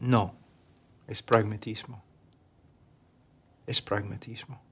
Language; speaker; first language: Spanish; non-native, fluent; English